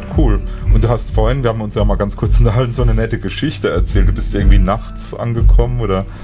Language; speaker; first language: German; native; German